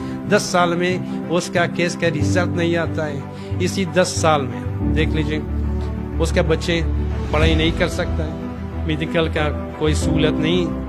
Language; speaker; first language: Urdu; non-native, learner; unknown